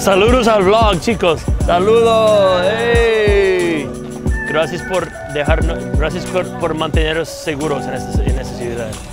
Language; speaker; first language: Spanish; non-native, fluent; English